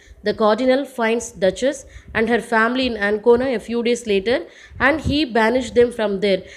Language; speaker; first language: English; non-native, local second language; Tamil